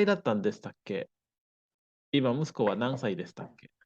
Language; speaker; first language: Japanese; non-native, fluent; Indonesian